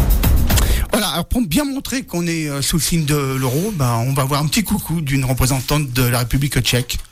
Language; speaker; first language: French; native; French